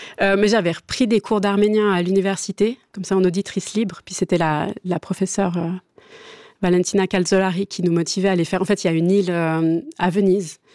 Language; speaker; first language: French; native; French